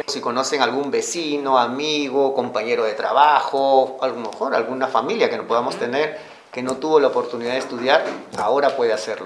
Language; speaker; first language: Spanish; native; Spanish